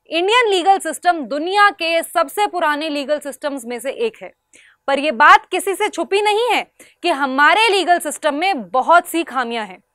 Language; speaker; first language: Hindi; native; Hindi